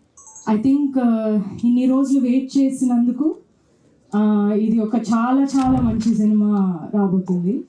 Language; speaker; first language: Telugu; non-native, fluent; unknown